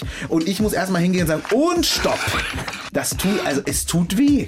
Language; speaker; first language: German; early bilingual, other home language; Arabic